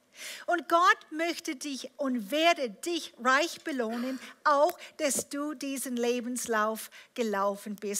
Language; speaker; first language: German; non-native, fluent; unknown